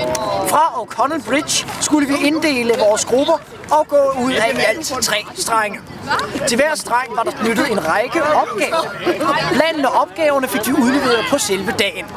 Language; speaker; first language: Danish; native; Danish